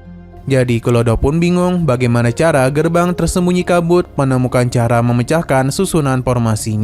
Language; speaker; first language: Indonesian; native; Indonesian